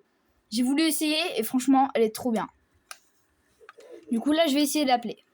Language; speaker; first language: French; native; French